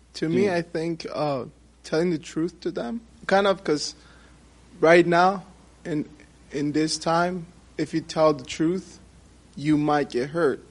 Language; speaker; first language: English; non-native, fluent; Persian